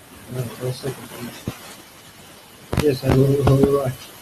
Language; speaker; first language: English; non-native, learner; Russian